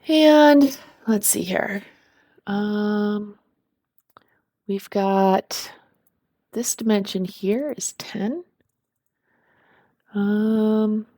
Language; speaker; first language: English; native; English